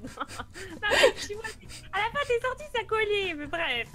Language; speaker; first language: French; native; French